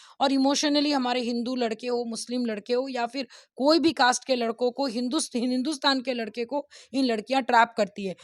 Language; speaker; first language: Hindi; non-native, local second language; Bangla